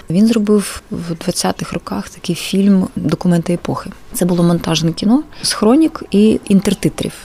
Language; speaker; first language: Ukrainian; non-native, local second language; Russian